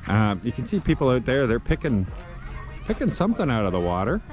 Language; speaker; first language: English; native; English